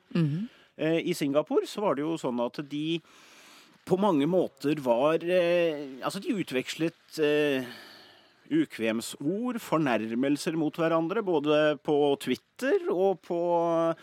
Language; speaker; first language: Norwegian; native; Norwegian